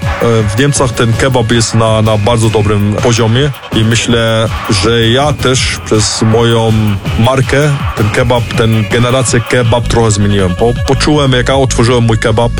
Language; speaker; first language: Polish; early bilingual, heritage; Polish